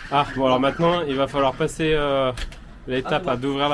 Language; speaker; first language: French; native; French